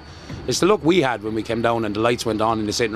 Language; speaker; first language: English; native; English